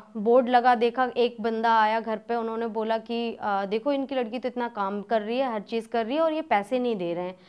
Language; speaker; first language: Hindi; native; Hindi